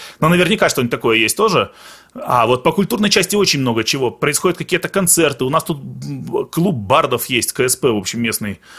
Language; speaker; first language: Russian; early bilingual, other home language; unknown